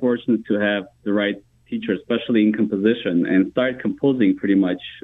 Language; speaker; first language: English; non-native, fluent; Armenian